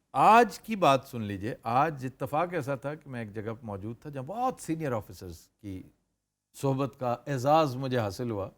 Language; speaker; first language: Urdu; non-native, local second language; Punjabi